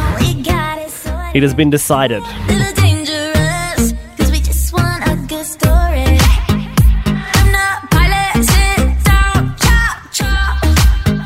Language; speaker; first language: English; native; English